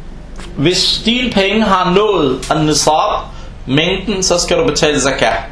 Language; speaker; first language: Danish; early bilingual, other home language; Arabic